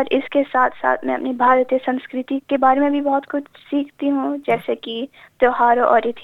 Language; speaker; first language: Hindi; early bilingual, heritage; Hindi